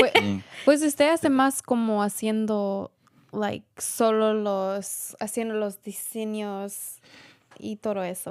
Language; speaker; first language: Spanish; early bilingual, heritage; Spanish